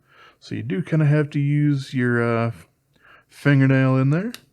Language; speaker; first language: English; native; English